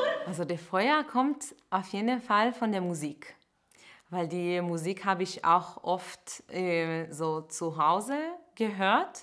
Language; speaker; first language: German; non-native, fluent; Hebrew